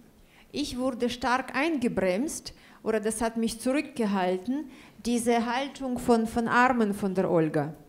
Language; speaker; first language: German; non-native, fluent; Russian